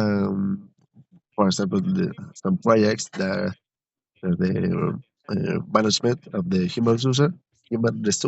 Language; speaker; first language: English; non-native, learner; Spanish